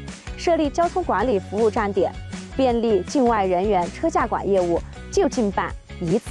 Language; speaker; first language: Chinese; native; Chinese